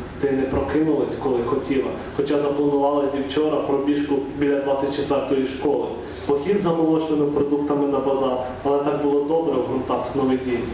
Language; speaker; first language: Ukrainian; native; Ukrainian